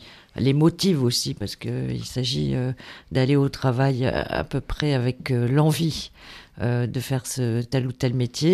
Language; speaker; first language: French; native; French